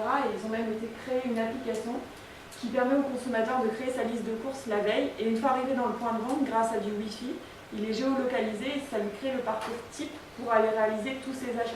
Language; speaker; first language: French; native; French